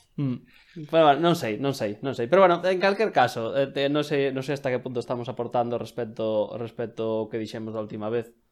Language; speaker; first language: Galician; non-native, local second language; Spanish